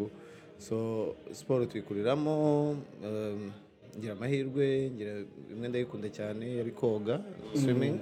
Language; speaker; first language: English; non-native, local second language; Kinyarwanda